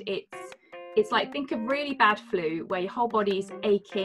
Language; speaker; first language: English; native; English